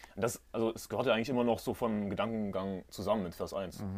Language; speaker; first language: German; native; German